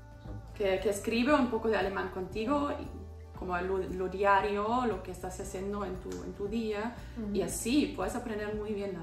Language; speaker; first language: Spanish; non-native, fluent; German